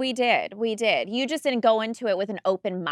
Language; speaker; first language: English; native; English